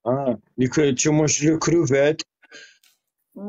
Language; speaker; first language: French; non-native, learner; Arabic